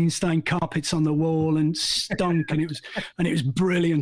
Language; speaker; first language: English; native; English